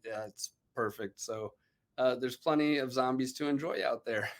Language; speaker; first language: English; native; English